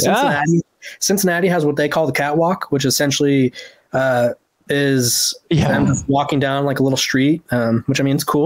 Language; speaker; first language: English; native; English